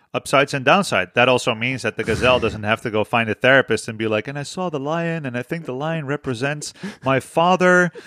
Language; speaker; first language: English; non-native, fluent; Dutch